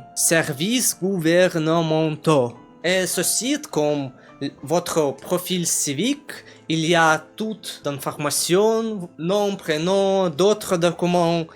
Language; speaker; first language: French; non-native, learner; Russian